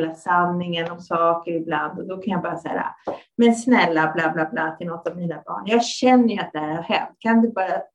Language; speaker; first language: Swedish; native; Swedish